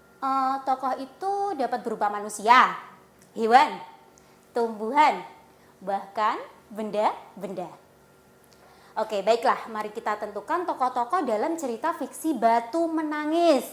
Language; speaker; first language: Indonesian; native; Indonesian